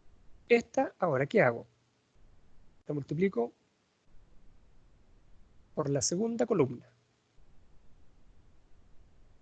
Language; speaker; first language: Spanish; native; Spanish